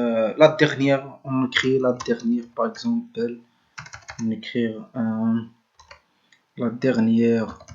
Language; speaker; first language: French; non-native, learner; Arabic